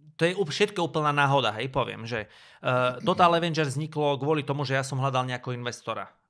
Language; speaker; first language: Slovak; native; Slovak